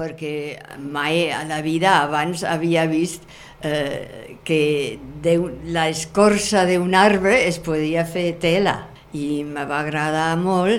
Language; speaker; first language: Catalan; non-native, fluent; German